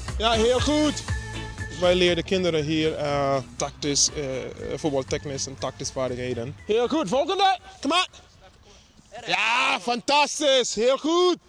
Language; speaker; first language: Dutch; non-native, fluent; English